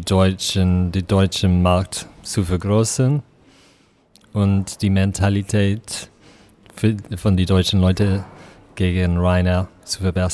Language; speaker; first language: German; non-native, fluent; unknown